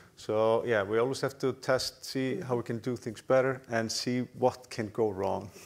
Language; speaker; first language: English; non-native, fluent; Icelandic